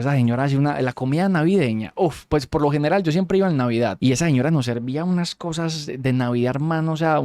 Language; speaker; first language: Spanish; native; Spanish